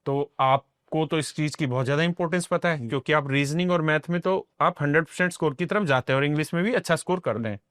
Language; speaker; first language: Hindi; non-native, local second language; Punjabi